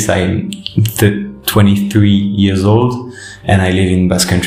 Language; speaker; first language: English; non-native, fluent; French